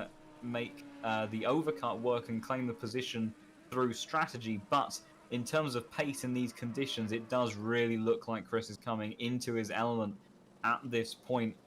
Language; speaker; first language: English; native; English